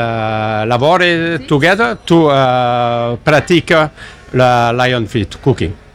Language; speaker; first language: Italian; non-native, learner; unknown